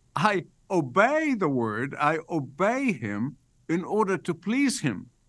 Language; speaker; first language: English; non-native, fluent; Arabic